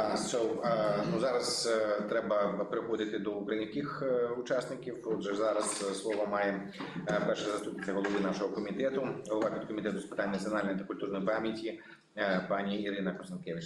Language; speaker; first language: Ukrainian; native; Ukrainian